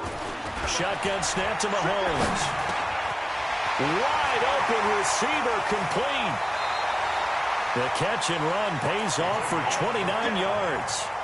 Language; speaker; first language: English; native; English